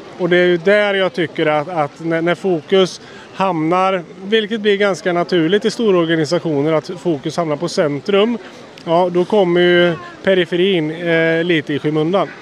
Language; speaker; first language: Swedish; native; Swedish